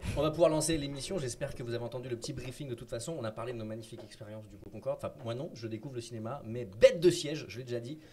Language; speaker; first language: French; native; French